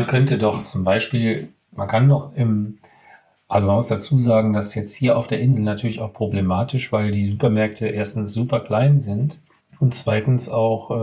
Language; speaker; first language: German; native; German